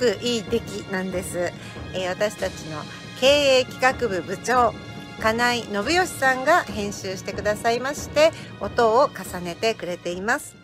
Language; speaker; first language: Japanese; native; Japanese